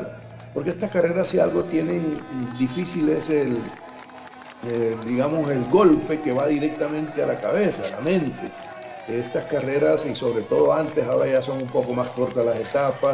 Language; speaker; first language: Spanish; native; Spanish